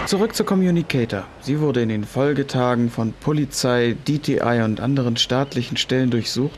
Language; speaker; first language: German; native; German